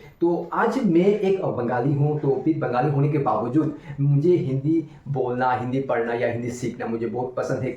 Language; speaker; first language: Hindi; non-native, local second language; Bangla